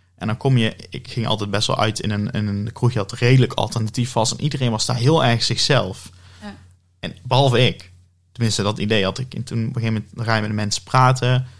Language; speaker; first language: Dutch; native; Dutch